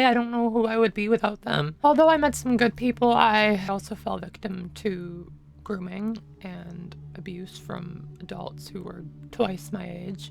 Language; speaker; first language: English; native; English